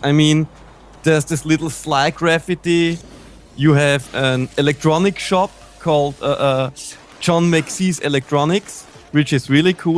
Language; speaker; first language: English; non-native, fluent; German